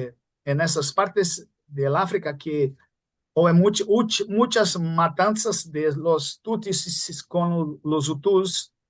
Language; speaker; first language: Spanish; non-native, fluent; Portuguese